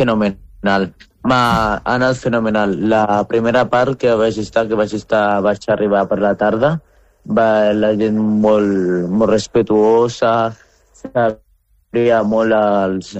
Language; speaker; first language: Catalan; non-native, fluent; Arabic